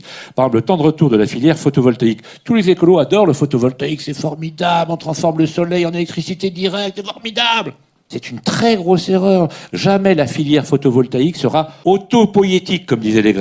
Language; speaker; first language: French; native; French